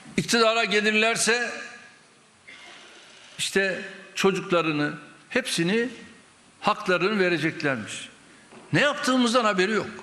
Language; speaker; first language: Turkish; native; Turkish